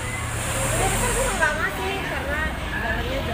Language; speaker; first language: Indonesian; non-native, local second language; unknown